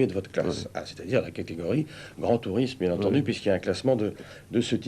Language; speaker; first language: French; native; French